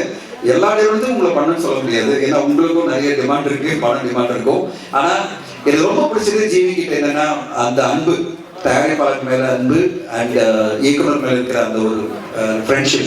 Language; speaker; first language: Tamil; native; Tamil